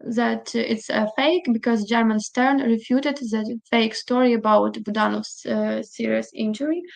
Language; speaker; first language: English; non-native, fluent; Ukrainian